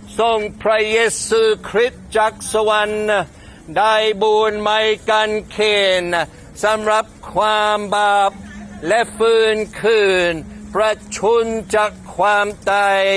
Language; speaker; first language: Thai; non-native, fluent; English